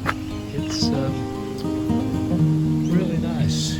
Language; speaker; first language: English; native; English